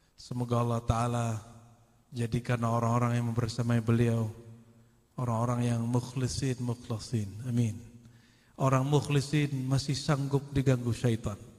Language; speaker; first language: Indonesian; native; Indonesian